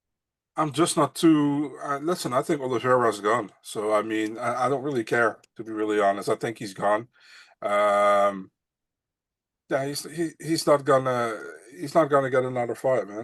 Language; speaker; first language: English; non-native, fluent; Dutch